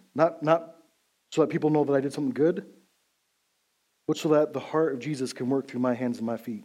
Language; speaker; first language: English; native; English